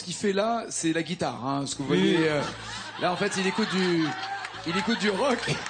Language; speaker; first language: French; native; French